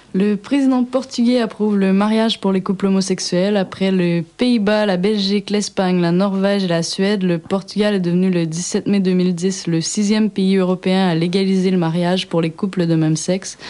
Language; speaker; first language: French; native; French